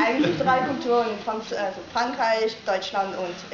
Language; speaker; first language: German; non-native, fluent; French